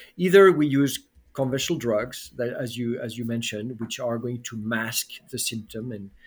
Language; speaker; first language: English; non-native, fluent; French